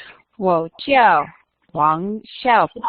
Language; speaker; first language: Chinese; non-native, learner; English